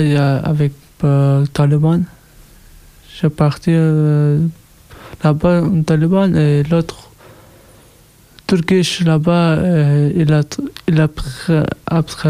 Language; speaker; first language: French; non-native, learner; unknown